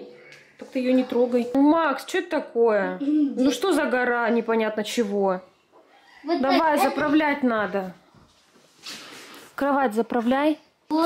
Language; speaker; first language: Russian; native; Russian